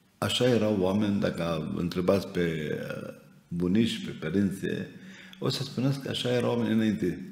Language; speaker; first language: Romanian; non-native, fluent; Arabic